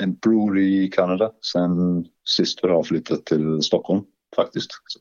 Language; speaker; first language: Swedish; non-native, fluent; English